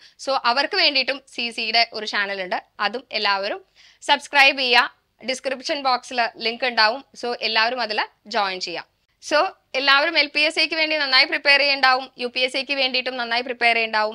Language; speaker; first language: Malayalam; native; Malayalam